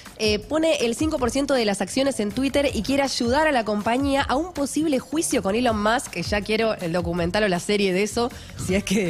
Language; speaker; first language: Spanish; native; Spanish